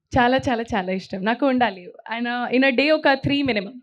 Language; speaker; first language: Telugu; non-native, fluent; Hindi